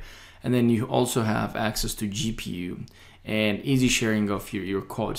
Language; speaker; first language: English; non-native, fluent; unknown